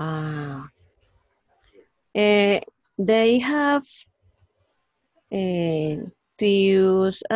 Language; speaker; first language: English; non-native, learner; Spanish